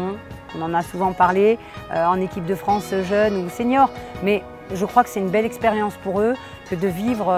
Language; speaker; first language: French; native; French